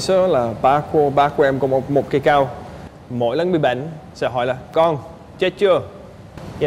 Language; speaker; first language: Vietnamese; non-native, fluent; English